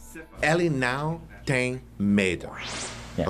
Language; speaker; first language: Portuguese; non-native, learner; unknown